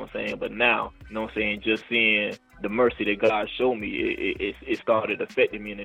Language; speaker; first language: English; native; English